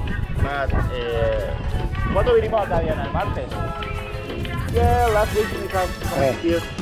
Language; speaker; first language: English; non-native, learner; Spanish